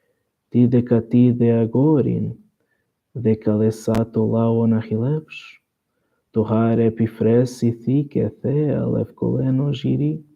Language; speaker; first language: Greek; non-native, learner; Portuguese